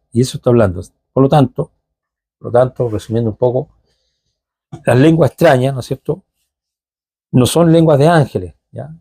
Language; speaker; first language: Spanish; native; Spanish